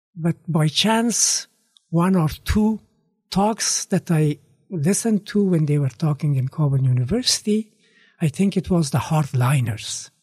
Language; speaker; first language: English; non-native, fluent; Persian